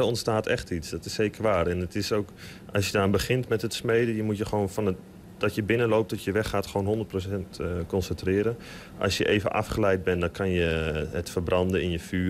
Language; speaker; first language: Dutch; native; Dutch